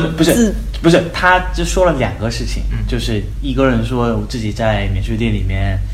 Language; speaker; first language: Chinese; non-native, fluent; Korean